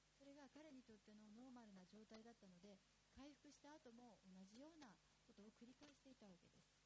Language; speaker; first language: Japanese; native; Japanese